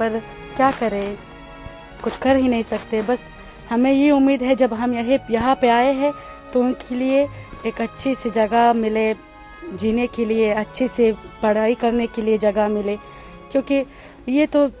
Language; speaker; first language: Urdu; non-native, fluent; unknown